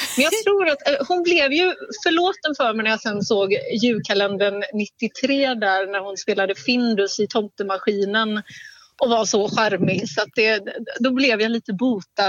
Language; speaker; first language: Swedish; native; Swedish